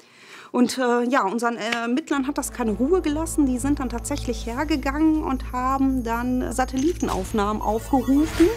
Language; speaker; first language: German; native; German